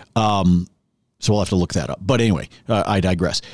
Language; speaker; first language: English; native; English